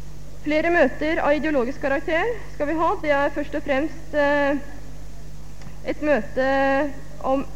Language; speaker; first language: Norwegian; native; Norwegian